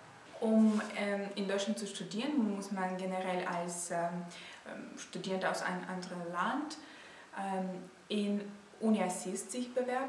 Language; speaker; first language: German; non-native, fluent; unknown